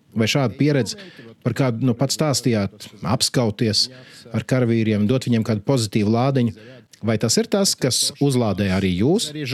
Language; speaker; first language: Latvian; native; Latvian